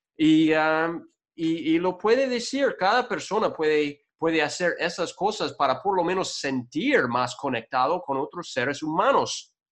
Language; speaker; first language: Spanish; non-native, fluent; English